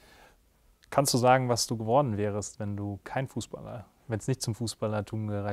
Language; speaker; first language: German; native; German